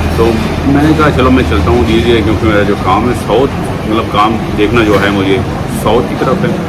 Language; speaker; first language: Hindi; non-native, fluent; Punjabi